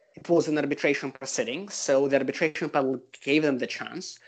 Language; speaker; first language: English; non-native, fluent; Russian